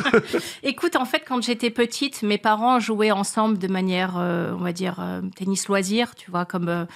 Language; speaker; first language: French; native; French